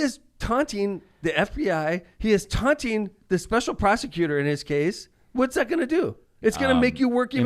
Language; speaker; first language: English; native; English